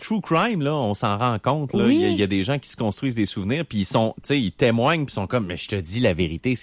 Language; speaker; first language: French; native; French